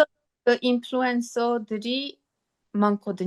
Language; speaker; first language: Korean; non-native, learner; Armenian